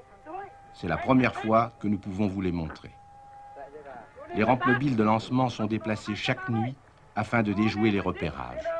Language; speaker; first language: French; native; French